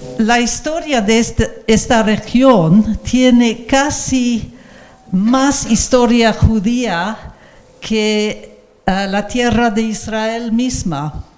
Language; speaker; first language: Spanish; non-native, fluent; English